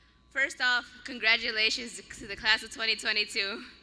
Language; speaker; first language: English; early bilingual, other home language; Spanish